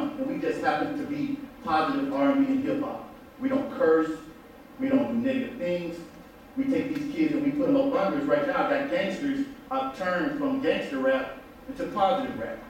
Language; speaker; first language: English; native; English